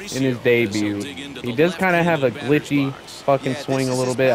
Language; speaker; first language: English; native; English